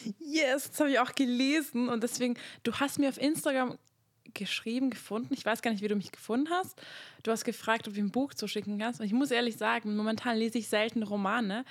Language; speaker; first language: German; non-native, fluent; Hungarian